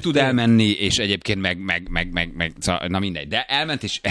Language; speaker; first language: Hungarian; native; Hungarian